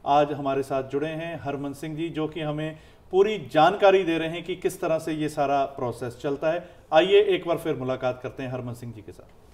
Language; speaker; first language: Hindi; non-native, local second language; Punjabi